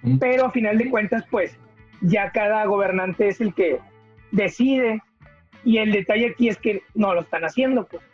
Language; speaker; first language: Spanish; native; Spanish